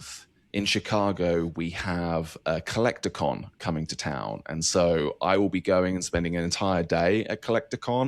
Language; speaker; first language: English; native; English